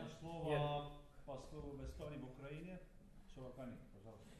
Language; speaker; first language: Russian; non-native, learner; Estonian